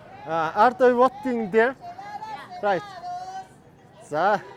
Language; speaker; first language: English; non-native, learner; Mongolian